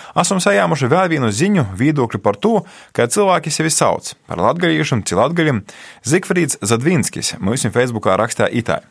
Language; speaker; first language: Latvian; native; Latvian